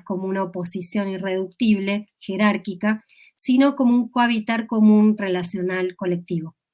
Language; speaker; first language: Spanish; native; Spanish